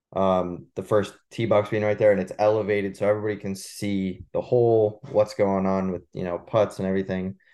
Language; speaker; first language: English; native; English